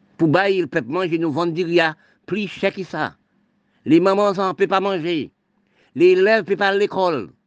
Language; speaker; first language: French; non-native, local second language; Haitian Creole